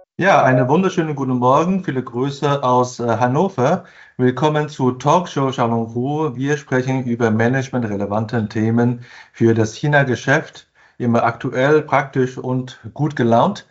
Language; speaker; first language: German; non-native, fluent; Chinese